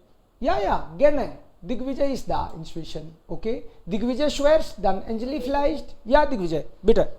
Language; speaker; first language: German; non-native, fluent; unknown